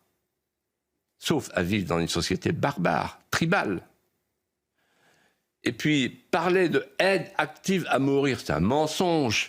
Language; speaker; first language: French; native; French